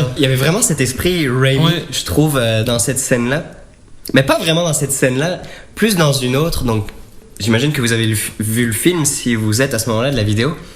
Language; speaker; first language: French; native; French